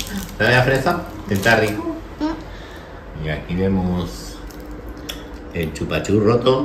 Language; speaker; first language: Spanish; native; Spanish